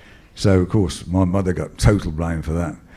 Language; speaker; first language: English; native; English